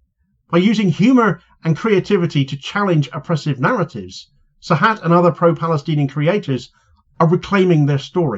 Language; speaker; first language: English; native; English